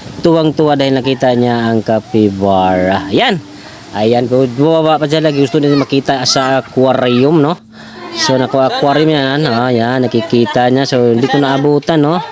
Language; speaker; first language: Filipino; non-native, local second language; Cebuano